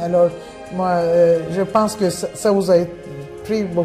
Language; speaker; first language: French; non-native, fluent; Turkish